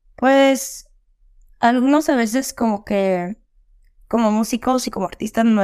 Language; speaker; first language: Spanish; early bilingual, heritage; Spanish